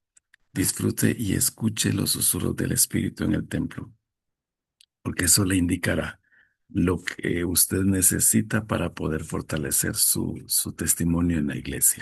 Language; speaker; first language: Spanish; native; Spanish